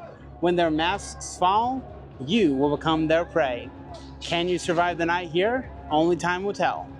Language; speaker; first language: English; native; English